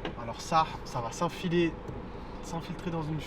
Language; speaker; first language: French; native; French